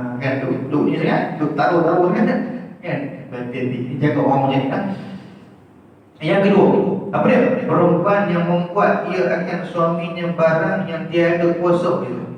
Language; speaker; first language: Malay; native; Malay